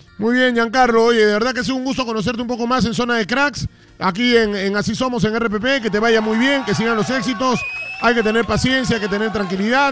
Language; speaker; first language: Spanish; native; Spanish